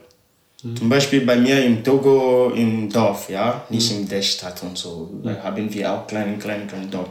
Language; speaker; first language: German; non-native, learner; Ewe